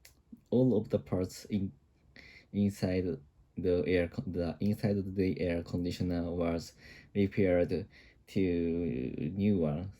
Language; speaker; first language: English; non-native, learner; Japanese